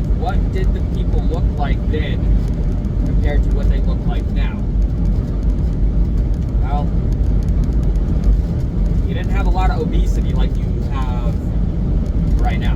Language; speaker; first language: English; native; English